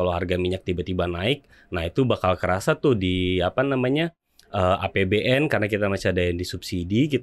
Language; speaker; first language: Indonesian; native; Indonesian